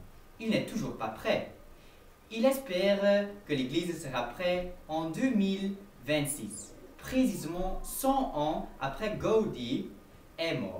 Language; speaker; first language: French; non-native, learner; Dutch